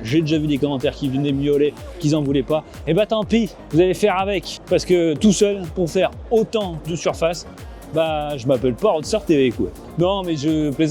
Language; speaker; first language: French; native; French